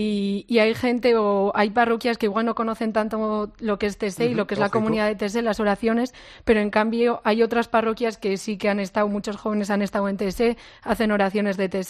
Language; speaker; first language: Spanish; native; Spanish